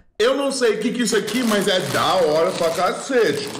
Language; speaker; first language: Portuguese; non-native, learner; English